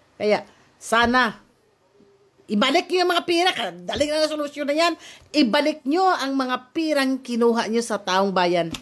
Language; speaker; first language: Filipino; native; Filipino